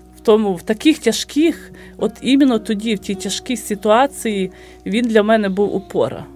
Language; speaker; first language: Ukrainian; native; Ukrainian